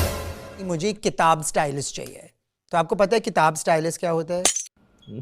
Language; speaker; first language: Hindi; non-native, local second language; English